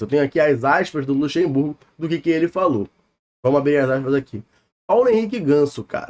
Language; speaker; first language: Portuguese; native; Portuguese